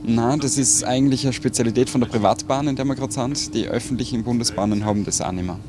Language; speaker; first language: German; native; German